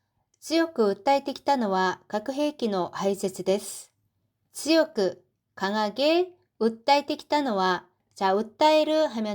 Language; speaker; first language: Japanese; non-native, fluent; Korean